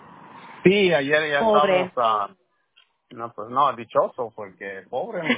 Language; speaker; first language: Spanish; early bilingual, heritage; Spanish